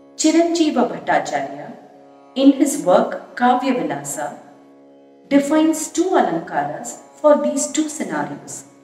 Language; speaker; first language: English; non-native, local second language; Tamil